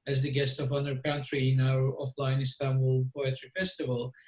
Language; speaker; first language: English; non-native, fluent; Turkish